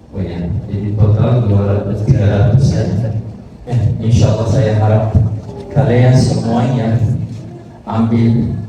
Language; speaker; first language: Indonesian; non-native, fluent; Turkish